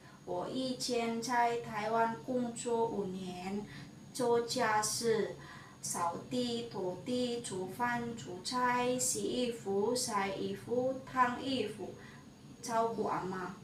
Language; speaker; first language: Chinese; non-native, learner; Indonesian